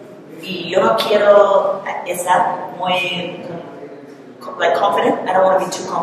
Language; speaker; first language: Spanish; non-native, learner; English